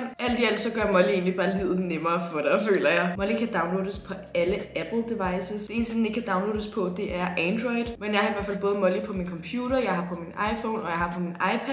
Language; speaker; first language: Danish; native; Danish